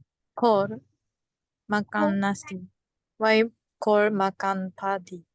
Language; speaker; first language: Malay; non-native, learner; Japanese